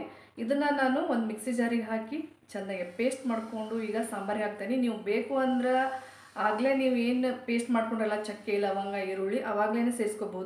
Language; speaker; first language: Kannada; native; Kannada